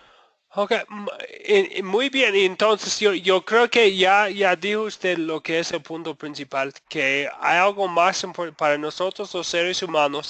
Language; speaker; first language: Spanish; non-native, fluent; English